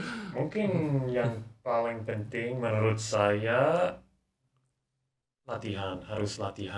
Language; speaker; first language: Indonesian; non-native, learner; English